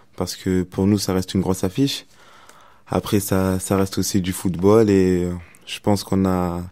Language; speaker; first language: French; native; French